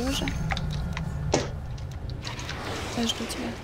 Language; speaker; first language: Russian; non-native, learner; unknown